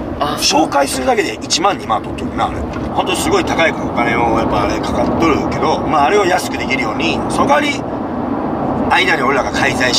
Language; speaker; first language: Japanese; native; Japanese